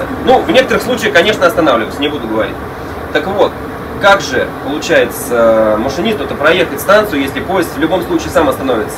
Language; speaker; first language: Russian; native; Russian